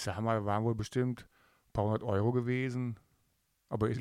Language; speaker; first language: German; native; German